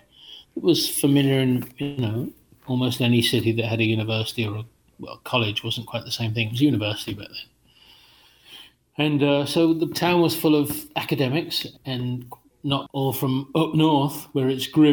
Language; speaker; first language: English; native; English